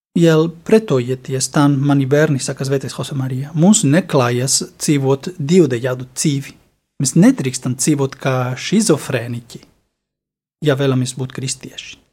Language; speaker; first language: Latvian; non-native, fluent; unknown